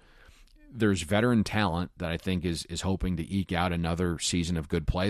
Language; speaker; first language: English; native; English